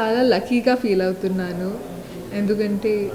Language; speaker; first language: Telugu; non-native, local second language; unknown